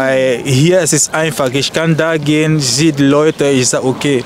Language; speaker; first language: German; non-native, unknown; French